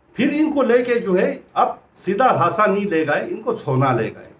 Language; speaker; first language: Hindi; native; Hindi